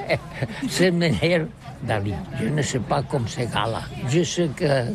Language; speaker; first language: French; non-native, learner; Catalan